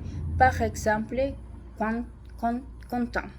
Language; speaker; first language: French; non-native, learner; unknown